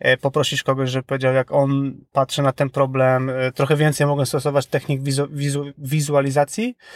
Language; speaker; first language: Polish; native; Polish